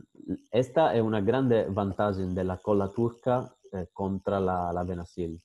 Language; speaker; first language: Spanish; non-native, fluent; Italian